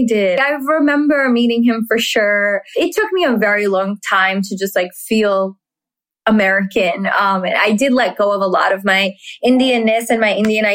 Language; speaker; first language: English; early bilingual, other home language; Hindi